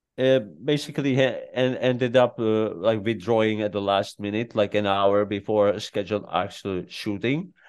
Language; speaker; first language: English; non-native, fluent; Czech